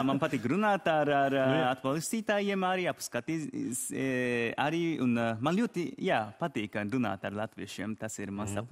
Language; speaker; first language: Latvian; non-native, learner; Japanese